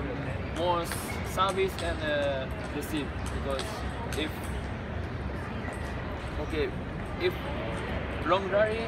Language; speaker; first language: English; non-native, learner; Japanese